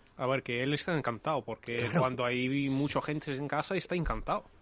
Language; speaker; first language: Spanish; non-native, learner; Ukrainian